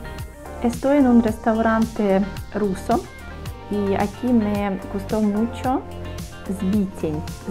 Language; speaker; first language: Spanish; non-native, fluent; Russian